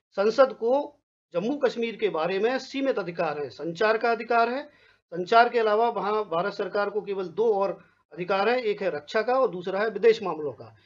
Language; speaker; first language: Hindi; native; Hindi